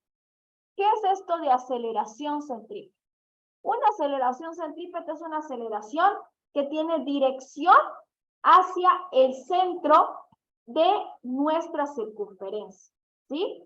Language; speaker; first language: Spanish; native; Spanish